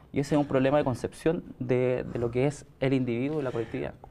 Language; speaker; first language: Spanish; native; Spanish